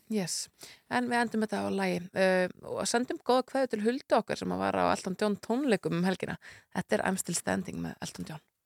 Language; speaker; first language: Icelandic; native; Icelandic